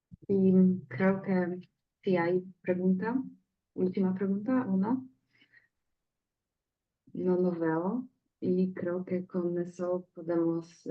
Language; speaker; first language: Spanish; non-native, learner; Polish